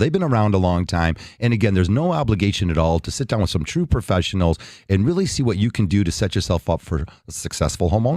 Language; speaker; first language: English; native; English